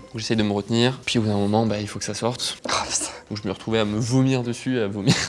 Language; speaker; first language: French; native; French